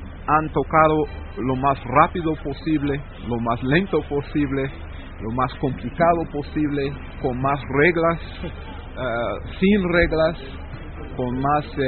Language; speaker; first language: Spanish; non-native, fluent; English